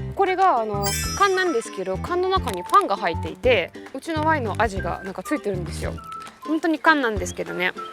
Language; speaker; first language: Japanese; non-native, fluent; Russian